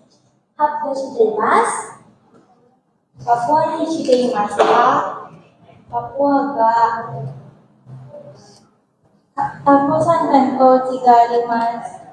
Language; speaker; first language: Japanese; non-native, learner; Indonesian